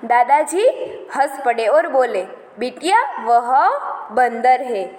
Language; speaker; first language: Hindi; non-native, local second language; Gujarati